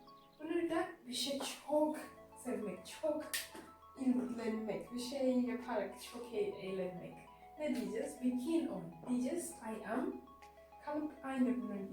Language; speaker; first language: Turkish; non-native, fluent; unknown